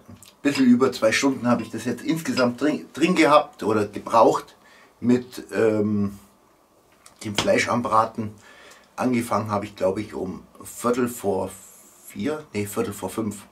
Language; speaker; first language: German; native; German